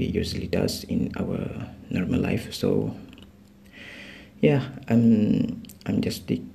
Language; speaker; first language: English; non-native, local second language; Malay